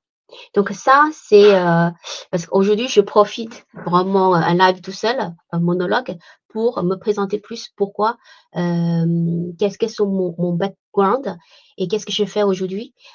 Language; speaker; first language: French; non-native, fluent; Chinese